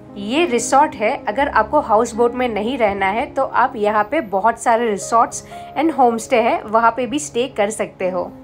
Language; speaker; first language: Hindi; non-native, local second language; Gujarati